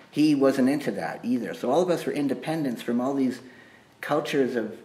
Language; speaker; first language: English; native; English